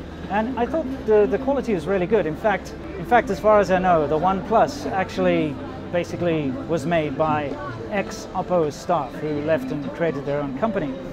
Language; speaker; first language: English; native; English